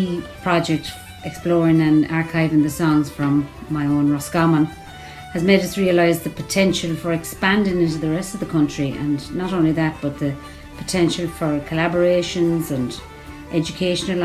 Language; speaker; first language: English; native; English